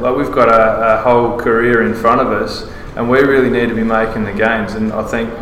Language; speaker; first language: English; native; English